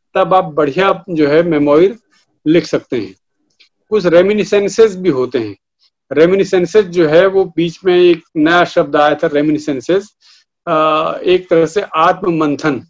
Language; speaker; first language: Hindi; native; Hindi